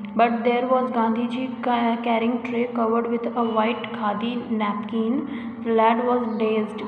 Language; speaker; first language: English; non-native, local second language; Hindi